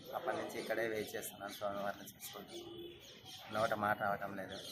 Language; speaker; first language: Telugu; native; Telugu